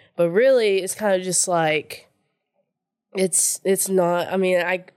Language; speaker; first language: English; early bilingual, other home language; Haitian Creole